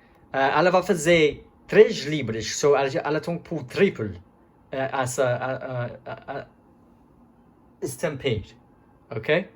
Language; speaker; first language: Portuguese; early bilingual, heritage; Portuguese